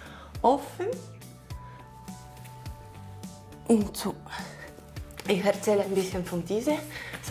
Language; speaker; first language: German; non-native, learner; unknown